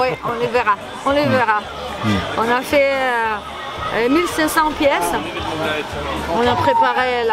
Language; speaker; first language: French; non-native, learner; Ukrainian